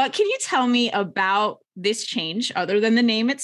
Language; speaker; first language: English; native; English